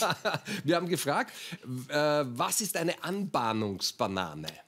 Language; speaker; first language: German; native; German